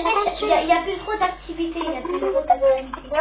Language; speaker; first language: French; native; French